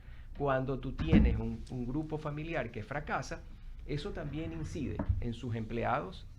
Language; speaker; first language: Spanish; native; Spanish